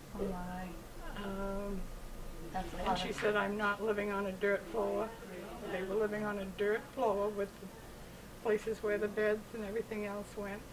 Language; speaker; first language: English; native; English